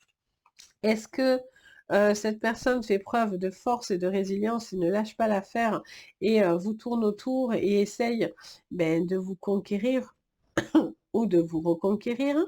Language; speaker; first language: French; native; French